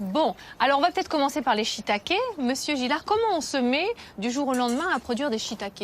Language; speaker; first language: French; native; French